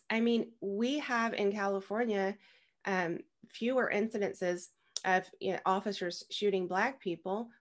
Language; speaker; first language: English; native; English